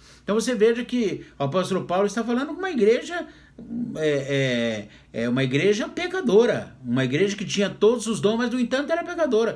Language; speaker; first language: Portuguese; native; Portuguese